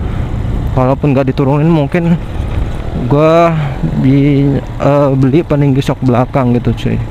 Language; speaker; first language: Indonesian; native; Indonesian